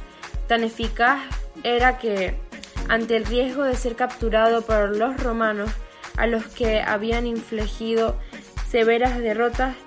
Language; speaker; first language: Spanish; native; Spanish